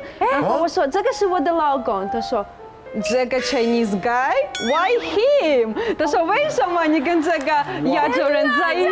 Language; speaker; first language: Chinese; non-native, fluent; Ukrainian